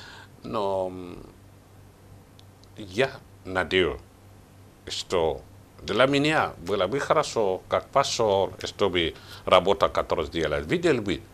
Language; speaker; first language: Russian; non-native, learner; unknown